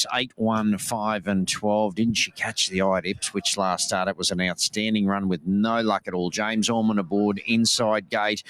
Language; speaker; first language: English; native; English